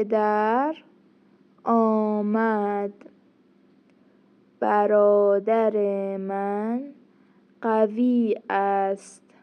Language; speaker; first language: Persian; non-native, fluent; Turkish